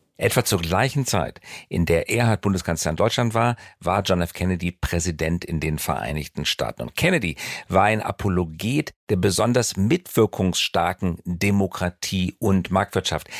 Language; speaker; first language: German; native; German